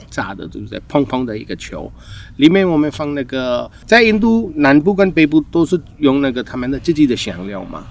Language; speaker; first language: Chinese; non-native, fluent; Hindi